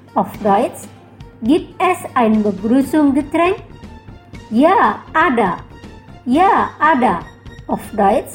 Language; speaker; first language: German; non-native, fluent; Indonesian